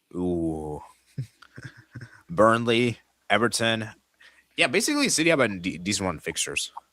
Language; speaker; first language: English; native; English